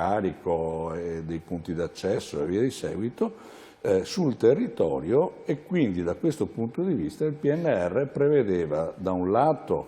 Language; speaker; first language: Italian; native; Italian